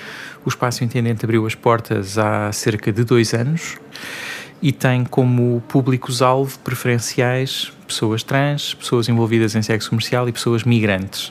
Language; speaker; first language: Portuguese; native; Portuguese